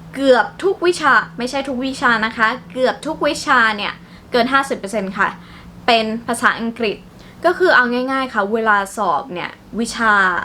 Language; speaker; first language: Thai; non-native, fluent; Burmese